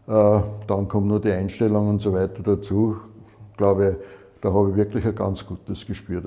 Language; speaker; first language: German; native; German